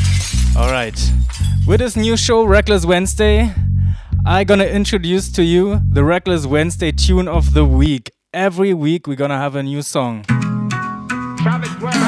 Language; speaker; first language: English; non-native, fluent; German